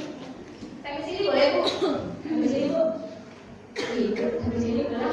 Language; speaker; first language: Indonesian; native; Indonesian